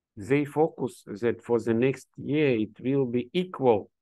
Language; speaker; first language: English; non-native, learner; Ukrainian